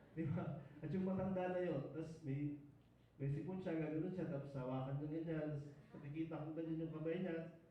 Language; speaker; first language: Filipino; non-native, local second language; Iloko